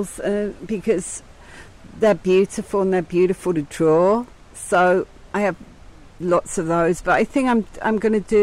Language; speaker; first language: English; native; English